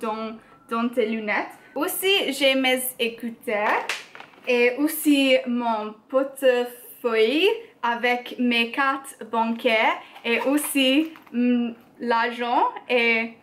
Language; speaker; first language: French; non-native, learner; English